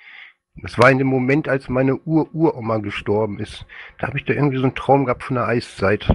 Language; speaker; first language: German; native; German